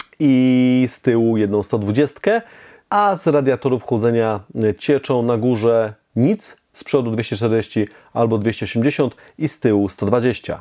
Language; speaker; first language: Polish; native; Polish